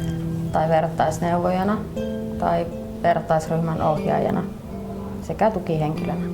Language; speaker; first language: Finnish; native; Finnish